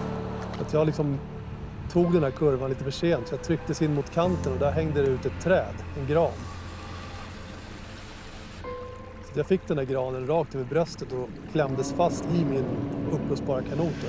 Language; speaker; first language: Swedish; native; Swedish